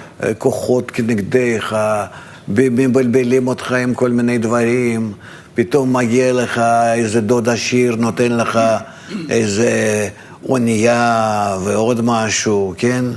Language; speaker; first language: Hebrew; non-native, fluent; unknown